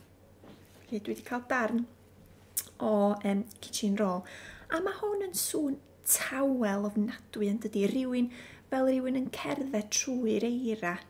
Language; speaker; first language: Welsh; native; Welsh